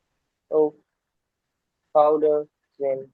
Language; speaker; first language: German; non-native, learner; Hindi